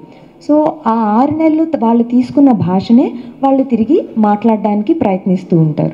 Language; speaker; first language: Telugu; native; Telugu